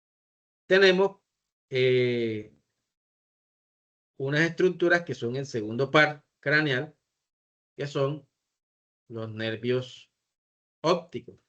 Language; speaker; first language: Spanish; native; Spanish